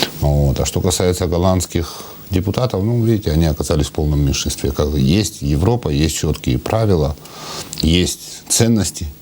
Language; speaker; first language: Russian; non-native, local second language; Georgian